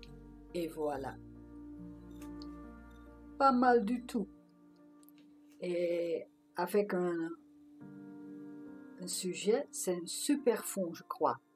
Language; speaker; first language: French; non-native, fluent; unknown